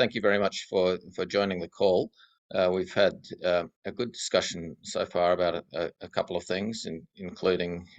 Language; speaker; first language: English; native; English